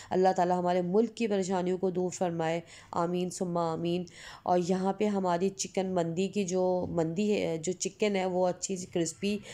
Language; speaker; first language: Hindi; native; Hindi